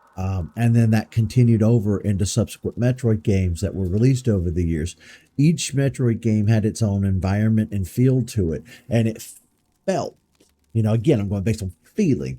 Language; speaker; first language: English; native; English